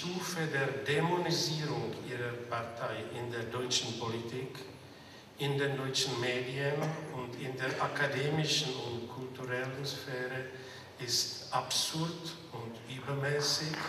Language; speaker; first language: German; non-native, fluent; Czech